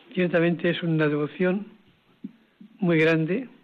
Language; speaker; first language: Spanish; native; Spanish